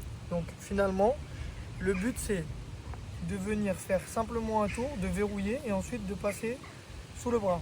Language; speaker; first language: French; native; French